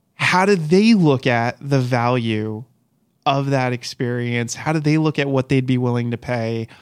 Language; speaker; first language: English; native; English